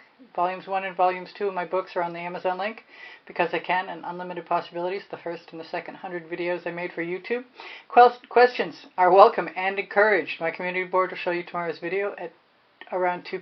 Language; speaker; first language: English; native; English